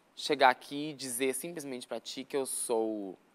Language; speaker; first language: Portuguese; native; Portuguese